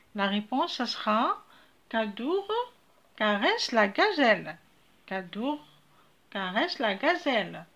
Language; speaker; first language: French; non-native, local second language; Arabic